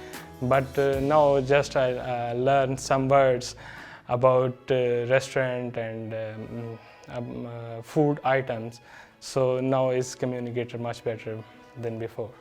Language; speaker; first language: English; non-native, learner; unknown